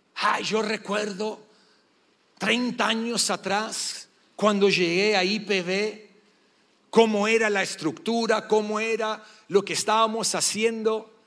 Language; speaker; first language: Spanish; non-native, fluent; English